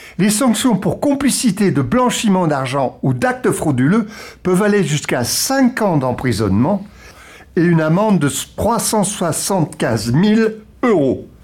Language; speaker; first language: French; native; French